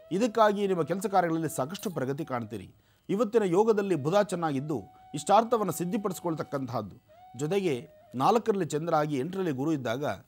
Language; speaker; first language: Kannada; native; Kannada